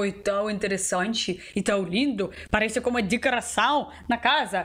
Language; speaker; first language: Portuguese; non-native, learner; Russian